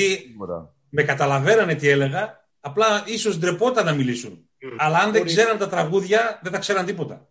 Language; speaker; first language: Greek; native; Greek